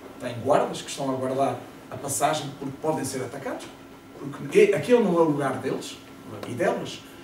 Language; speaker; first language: Portuguese; native; Portuguese